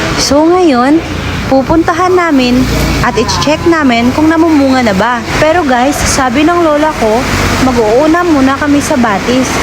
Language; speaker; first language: Filipino; non-native, local second language; Hiligaynon